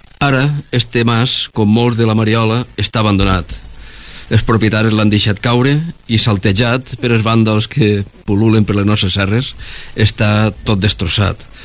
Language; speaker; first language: Catalan; native; Catalan